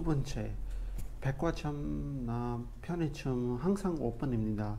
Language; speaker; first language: Korean; non-native, learner; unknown